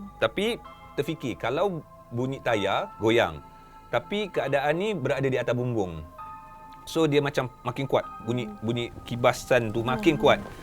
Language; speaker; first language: Malay; native; Malay